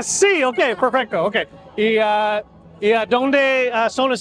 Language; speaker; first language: Spanish; non-native, learner; English